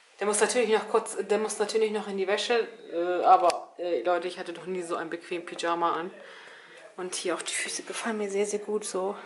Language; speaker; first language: German; early bilingual, other home language; Turkish